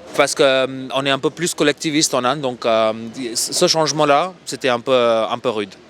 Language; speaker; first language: French; non-native, fluent; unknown